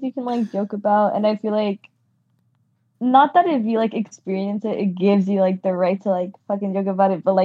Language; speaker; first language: English; non-native, fluent; Spanish